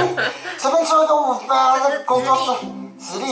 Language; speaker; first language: Chinese; native; Chinese